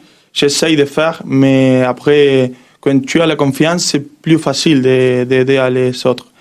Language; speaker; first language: French; non-native, learner; Spanish